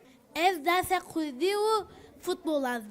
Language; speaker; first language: Kurdish; non-native, local second language; Turkish